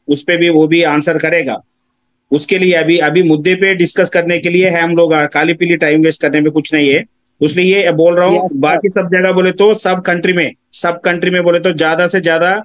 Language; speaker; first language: Hindi; non-native, local second language; Telugu